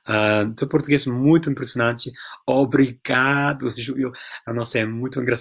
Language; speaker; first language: Portuguese; non-native, fluent; English